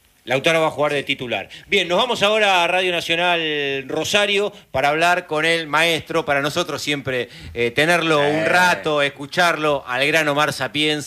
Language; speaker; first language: Spanish; native; Spanish